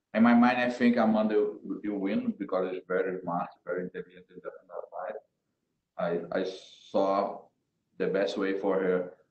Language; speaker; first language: English; non-native, learner; Portuguese